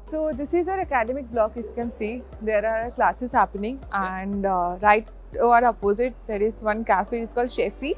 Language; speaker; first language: English; non-native, local second language; Bangla